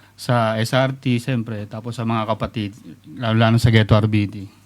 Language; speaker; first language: Filipino; native; Filipino